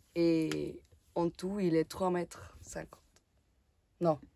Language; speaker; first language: French; non-native, learner; German